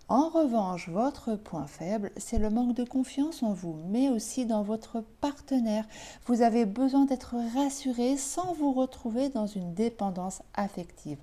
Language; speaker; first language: French; native; French